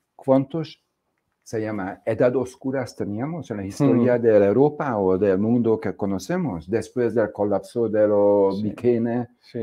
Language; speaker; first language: Spanish; non-native, fluent; Hungarian